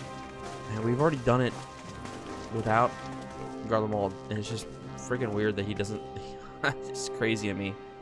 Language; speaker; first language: English; native; English